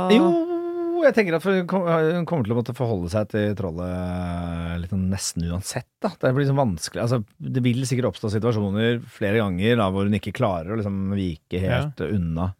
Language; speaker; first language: Norwegian; early bilingual, other home language; Persian